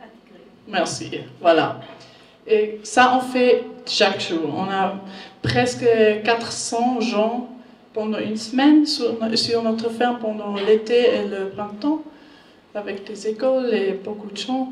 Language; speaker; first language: French; non-native, learner; German